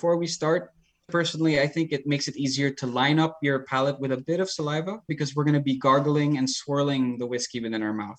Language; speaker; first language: English; non-native, local second language; Filipino